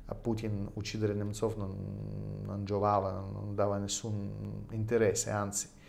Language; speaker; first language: Italian; non-native, fluent; Russian